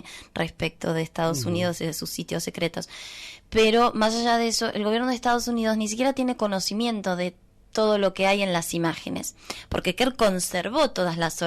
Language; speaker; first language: Spanish; native; Spanish